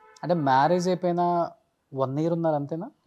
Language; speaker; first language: Telugu; native; Telugu